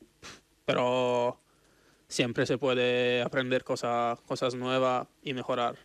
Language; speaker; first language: Spanish; non-native, fluent; Italian